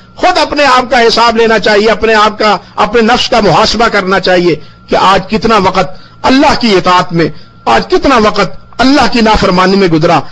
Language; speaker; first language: Urdu; non-native, local second language; Punjabi